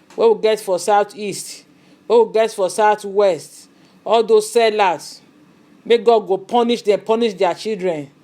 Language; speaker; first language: Nigerian Pidgin; non-native, local second language; Igbo